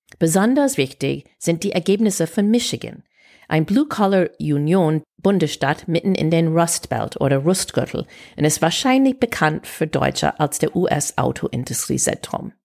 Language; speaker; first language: German; non-native, fluent; English